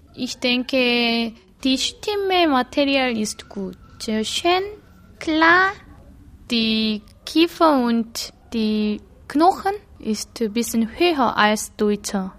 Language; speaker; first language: German; non-native, learner; Korean